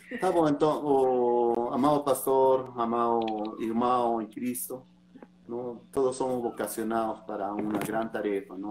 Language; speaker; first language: Portuguese; non-native, learner; Spanish